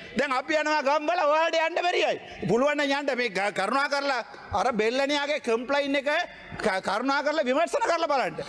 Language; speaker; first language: Sinhala; non-native, local second language; Tamil